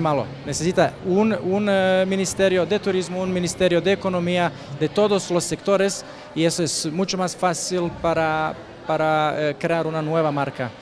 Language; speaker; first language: Spanish; non-native, fluent; Croatian